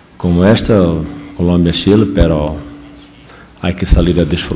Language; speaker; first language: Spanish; non-native, fluent; Portuguese